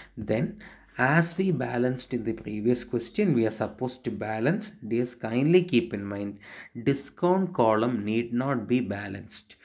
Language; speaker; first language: English; non-native, local second language; Malayalam